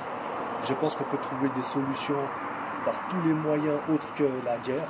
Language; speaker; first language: French; native; French